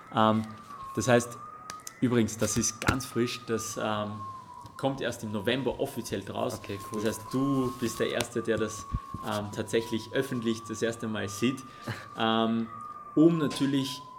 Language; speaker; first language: German; non-native, fluent; Russian